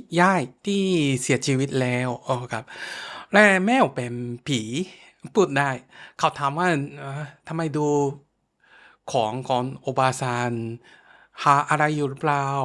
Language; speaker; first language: Thai; non-native, fluent; Japanese